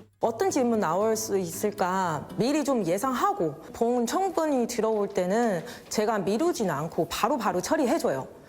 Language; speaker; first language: Korean; non-native, fluent; Chinese